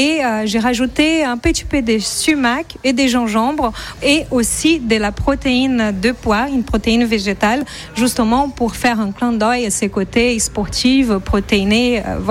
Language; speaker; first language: French; non-native, fluent; Portuguese